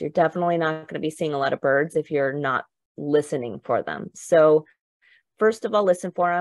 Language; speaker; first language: English; native; English